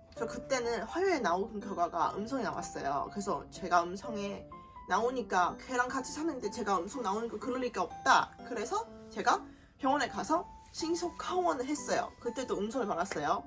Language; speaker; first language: Korean; non-native, fluent; Chinese